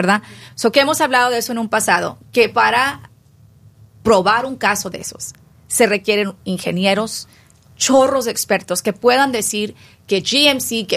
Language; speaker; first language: Spanish; early bilingual, heritage; Spanish